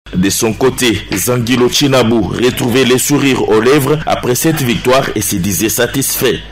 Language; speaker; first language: French; non-native, local second language; Swahili